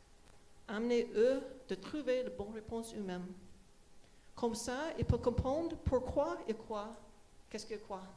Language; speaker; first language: French; non-native, fluent; English